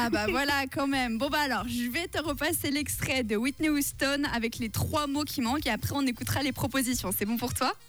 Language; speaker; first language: French; native; French